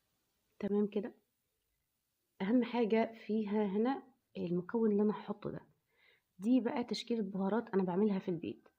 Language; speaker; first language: Arabic; native; Arabic